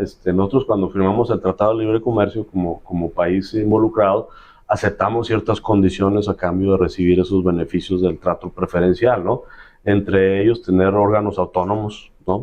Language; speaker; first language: Spanish; native; Spanish